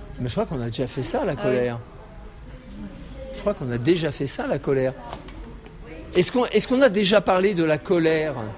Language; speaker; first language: French; native; French